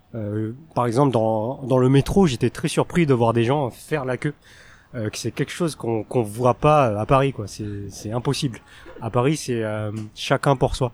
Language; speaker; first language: French; early bilingual, other home language; Min Nan Chinese